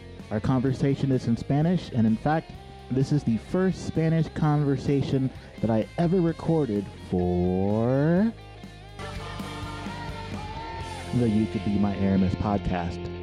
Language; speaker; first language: English; native; English